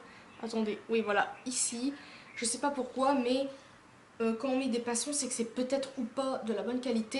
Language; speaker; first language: French; native; French